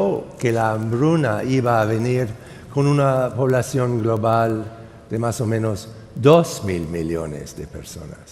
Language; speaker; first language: Spanish; non-native, fluent; English